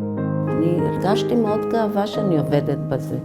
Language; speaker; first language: Hebrew; early bilingual, other home language; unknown